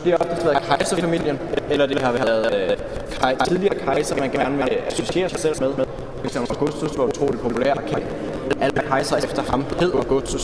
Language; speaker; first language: Danish; native; Danish